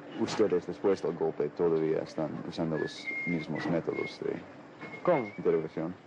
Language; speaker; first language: Spanish; non-native, fluent; English